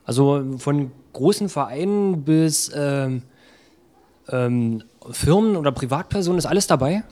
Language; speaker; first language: German; native; German